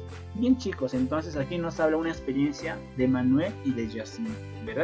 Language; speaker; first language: Spanish; native; Spanish